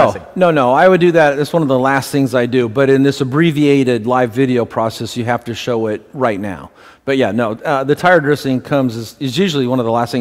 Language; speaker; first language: English; native; English